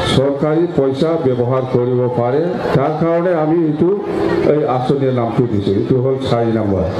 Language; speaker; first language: Assamese; non-native, local second language; Bodo